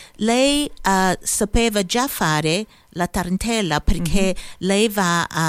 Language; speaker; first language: Italian; early bilingual, heritage; Italian